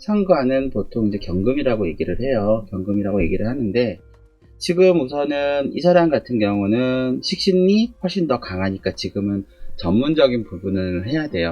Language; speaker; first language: Korean; native; Korean